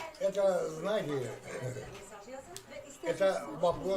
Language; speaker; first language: Russian; non-native, fluent; Azerbaijani